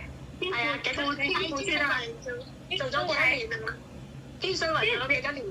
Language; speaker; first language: Chinese; non-native, learner; Indonesian